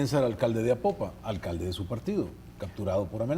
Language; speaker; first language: Spanish; native; Spanish